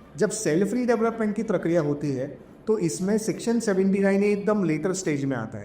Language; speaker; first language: Hindi; non-native, local second language; Marathi